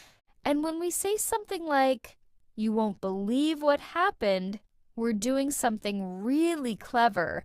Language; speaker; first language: English; non-native, fluent; Spanish